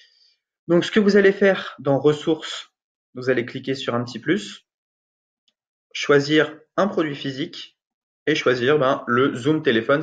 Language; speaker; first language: French; native; French